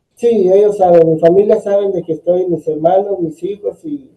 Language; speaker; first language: Spanish; native; Spanish